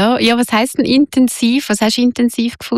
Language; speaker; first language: German; native; German